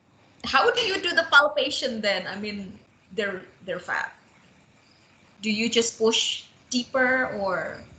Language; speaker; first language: English; non-native, fluent; Indonesian